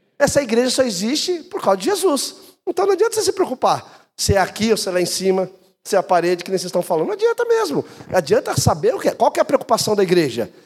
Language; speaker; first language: Portuguese; native; Portuguese